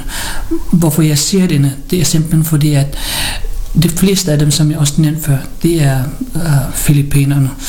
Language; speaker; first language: Danish; non-native, learner; Filipino